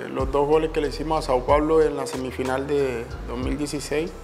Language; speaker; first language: Spanish; native; Spanish